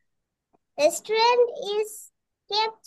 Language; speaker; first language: English; non-native, learner; Bangla